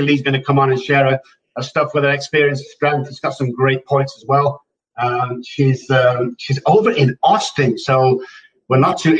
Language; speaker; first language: English; native; English